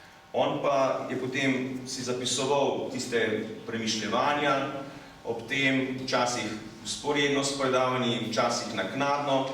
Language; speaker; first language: Slovenian; native; Slovenian